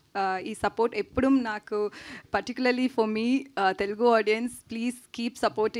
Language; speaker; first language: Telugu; non-native, learner; Tamil